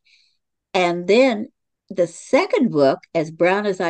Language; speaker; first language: English; native; English